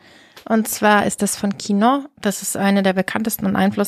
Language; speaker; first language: German; native; German